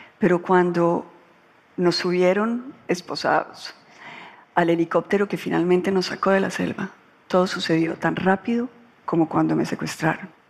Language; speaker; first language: Spanish; native; Spanish